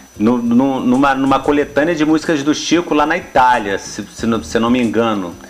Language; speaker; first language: Portuguese; native; Portuguese